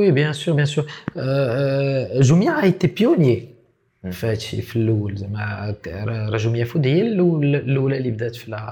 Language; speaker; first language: French; non-native, local second language; Arabic